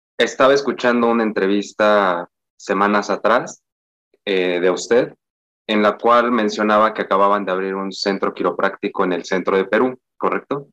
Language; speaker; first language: Spanish; native; Spanish